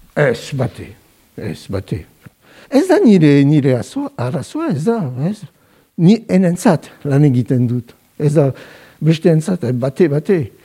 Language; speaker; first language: Basque; non-native, local second language; French